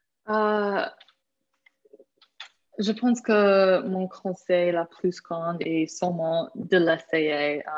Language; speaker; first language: French; non-native, fluent; English